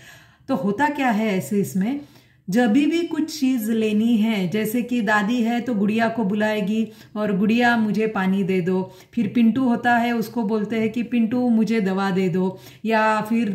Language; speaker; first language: Hindi; non-native, local second language; Marathi